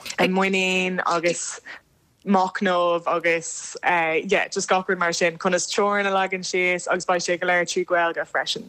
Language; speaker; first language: Irish; non-native, local second language; English